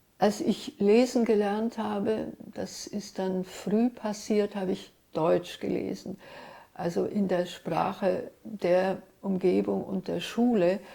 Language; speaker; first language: German; early bilingual, other home language; Hungarian